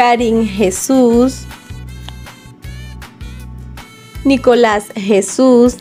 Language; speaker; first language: Spanish; native; Spanish